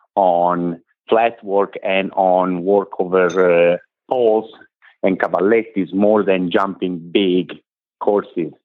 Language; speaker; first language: English; non-native, fluent; Italian